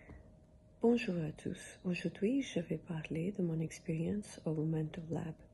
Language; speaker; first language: French; non-native, learner; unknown